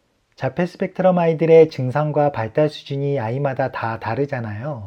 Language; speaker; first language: Korean; native; Korean